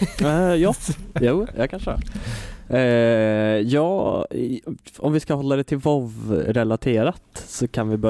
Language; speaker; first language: Swedish; native; Swedish